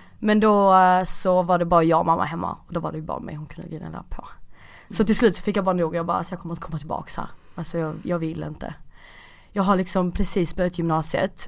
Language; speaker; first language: Swedish; early bilingual, other home language; Portuguese